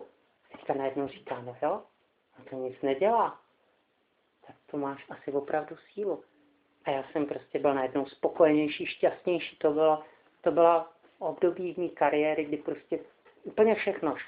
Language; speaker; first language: Czech; native; Czech